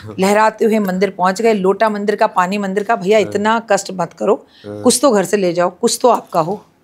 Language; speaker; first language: Hindi; native; Hindi